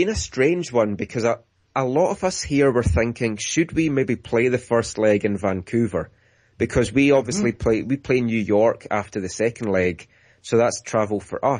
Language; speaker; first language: English; native; English